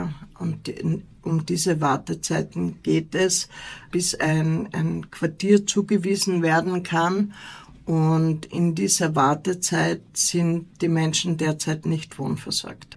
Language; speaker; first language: German; native; German